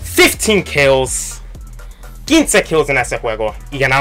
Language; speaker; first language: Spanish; early bilingual, heritage; Spanish